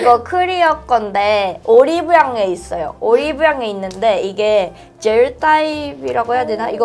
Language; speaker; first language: Korean; non-native, fluent; Japanese